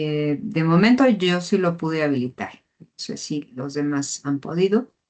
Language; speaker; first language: Spanish; native; Spanish